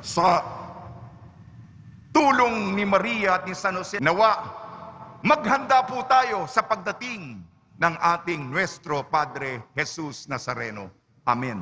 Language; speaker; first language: Filipino; native; Filipino